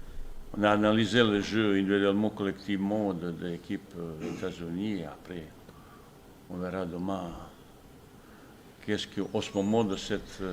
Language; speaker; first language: French; non-native, fluent; Bosnian